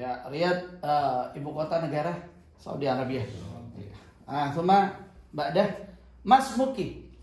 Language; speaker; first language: Arabic; non-native, fluent; Indonesian